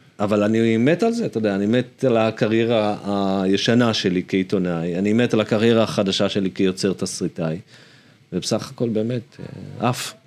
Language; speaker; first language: Hebrew; native; Hebrew